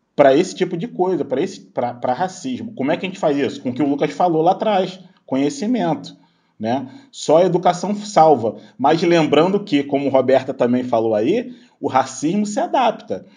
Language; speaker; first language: Portuguese; native; Portuguese